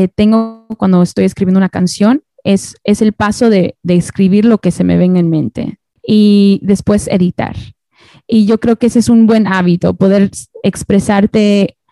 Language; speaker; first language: Spanish; native; Spanish